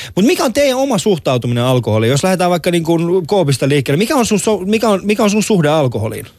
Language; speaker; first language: Finnish; early bilingual, other home language; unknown